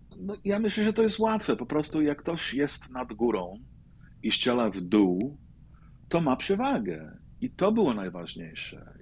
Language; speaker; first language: Polish; early bilingual, heritage; Polish